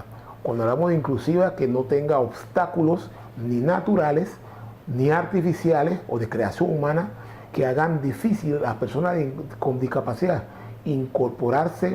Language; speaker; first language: Spanish; native; Spanish